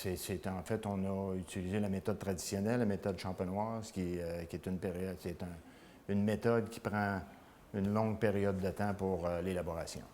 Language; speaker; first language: French; native; French